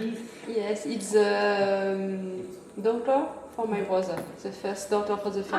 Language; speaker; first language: English; non-native, learner; French